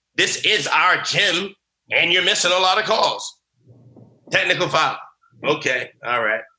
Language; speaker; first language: English; native; English